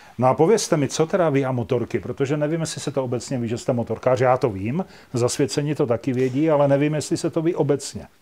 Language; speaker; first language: Czech; native; Czech